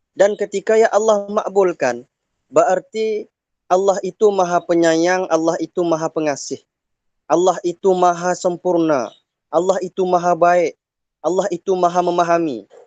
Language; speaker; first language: Malay; non-native, local second language; Iban